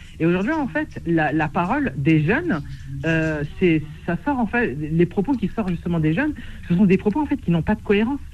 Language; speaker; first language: French; native; French